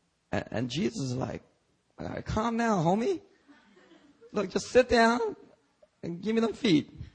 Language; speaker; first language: English; early bilingual, other home language; Korean